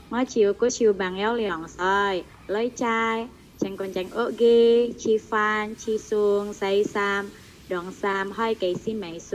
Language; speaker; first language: Cantonese; non-native, learner; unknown